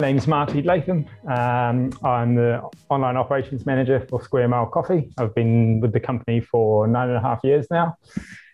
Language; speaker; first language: English; native; English